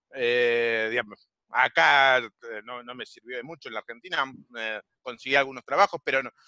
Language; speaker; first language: Spanish; native; Spanish